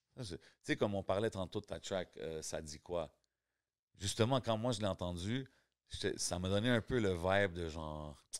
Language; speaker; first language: French; native; French